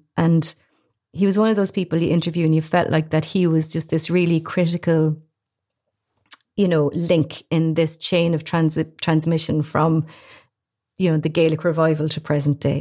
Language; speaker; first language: English; native; English